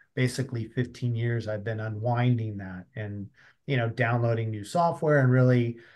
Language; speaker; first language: English; native; English